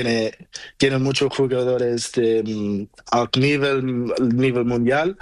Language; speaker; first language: Spanish; non-native, learner; Portuguese